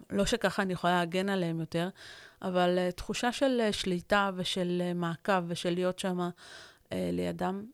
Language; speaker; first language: Hebrew; non-native, local second language; Arabic